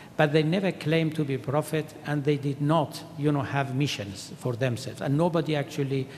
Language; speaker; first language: English; non-native, fluent; Persian